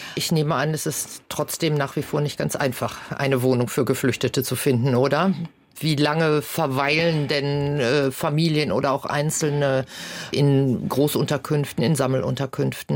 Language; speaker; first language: German; native; German